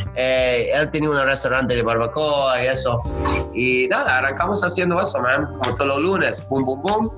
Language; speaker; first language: Spanish; non-native, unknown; English